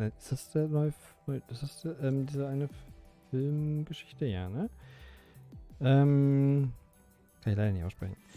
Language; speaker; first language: German; native; German